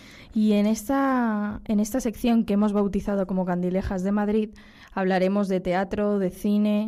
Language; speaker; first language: Spanish; native; Spanish